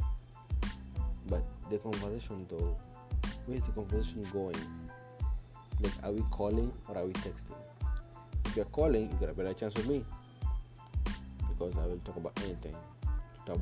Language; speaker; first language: English; non-native, local second language; Swahili